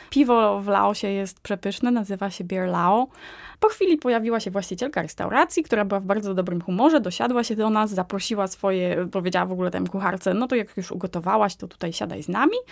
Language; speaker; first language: Polish; native; Polish